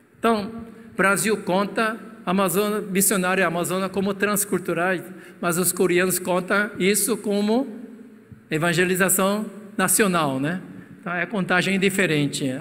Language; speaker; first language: Portuguese; non-native, fluent; Korean